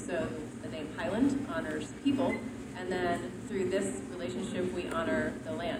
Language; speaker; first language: English; native; English